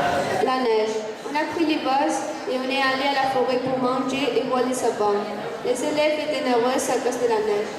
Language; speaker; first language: French; non-native, learner; Spanish